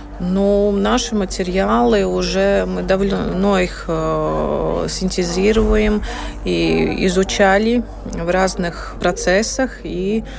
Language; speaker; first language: Russian; non-native, local second language; Latvian